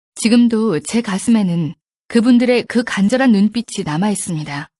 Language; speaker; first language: Korean; native; Korean